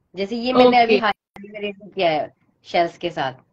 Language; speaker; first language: Hindi; native; Hindi